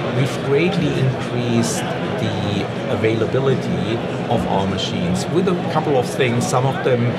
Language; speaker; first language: English; non-native, fluent; German